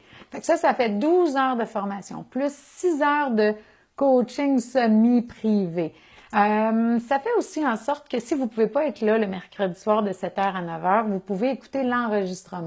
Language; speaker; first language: French; native; French